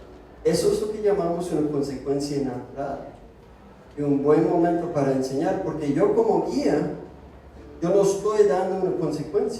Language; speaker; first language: Spanish; non-native, fluent; English